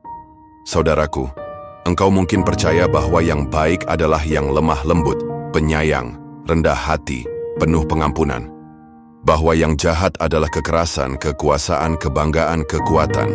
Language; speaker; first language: Indonesian; native; Indonesian